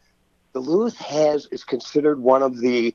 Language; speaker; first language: English; native; English